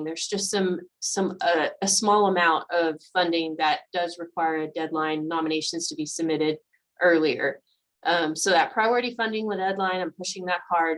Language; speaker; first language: English; native; English